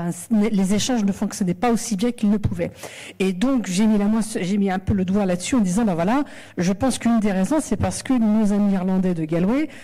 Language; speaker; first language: French; native; French